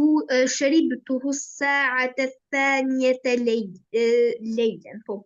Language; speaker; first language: Arabic; non-native, learner; Albanian